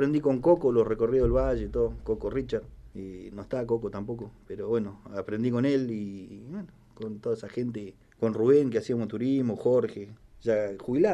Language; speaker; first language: Spanish; native; Spanish